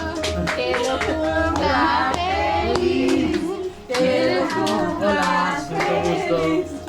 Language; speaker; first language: Spanish; native; Spanish